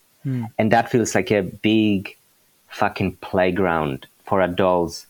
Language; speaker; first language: English; non-native, fluent; Polish